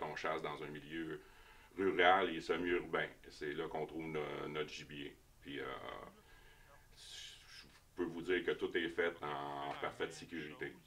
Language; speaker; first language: French; native; French